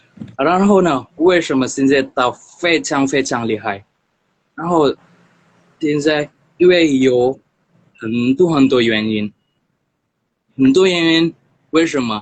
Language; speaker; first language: Chinese; non-native, learner; Indonesian